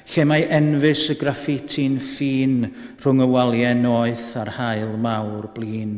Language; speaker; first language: Welsh; native; Welsh